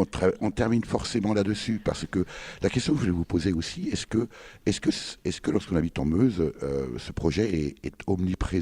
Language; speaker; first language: French; native; French